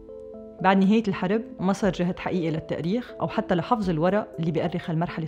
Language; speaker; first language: Arabic; native; Arabic